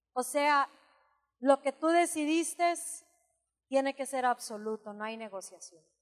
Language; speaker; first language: Spanish; early bilingual, heritage; Spanish